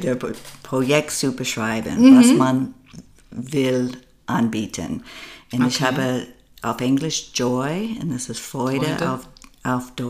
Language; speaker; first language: German; non-native, fluent; English